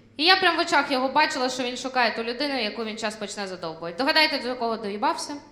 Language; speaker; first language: Ukrainian; non-native, local second language; Russian